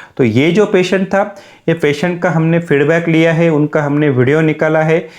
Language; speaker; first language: Hindi; non-native, local second language; Marathi